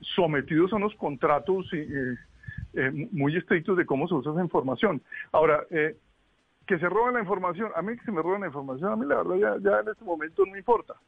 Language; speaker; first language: Spanish; native; Spanish